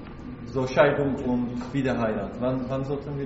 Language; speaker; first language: German; non-native, learner; Slovak